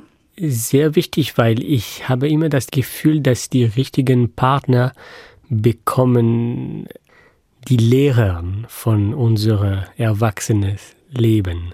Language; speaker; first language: German; non-native, fluent; French